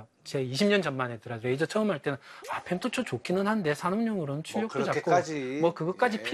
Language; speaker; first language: Korean; native; Korean